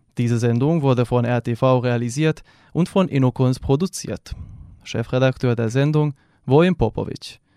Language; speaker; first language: German; non-native, fluent; Serbian